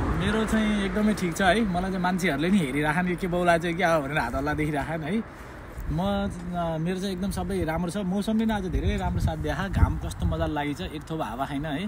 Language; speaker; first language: Nepali; native; Nepali